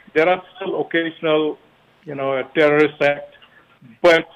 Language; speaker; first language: English; non-native, local second language; Kashmiri